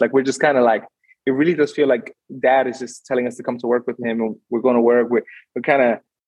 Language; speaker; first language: English; native; English